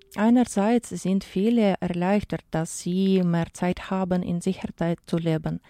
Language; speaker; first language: German; non-native, fluent; Ukrainian